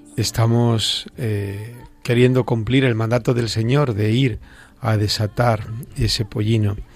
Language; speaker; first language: Spanish; native; Spanish